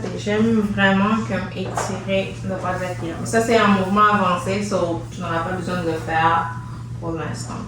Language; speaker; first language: French; native; French